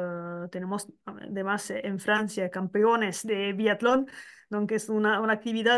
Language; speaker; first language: Spanish; non-native, learner; French